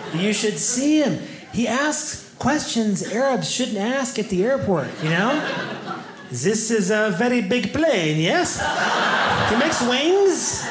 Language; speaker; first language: English; native; English